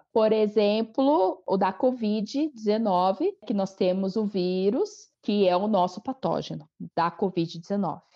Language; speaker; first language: Portuguese; native; Portuguese